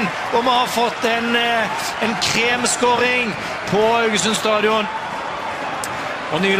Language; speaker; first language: Norwegian; native; Norwegian